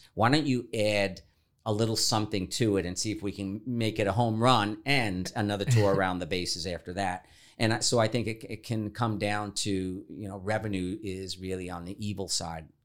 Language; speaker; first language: English; native; English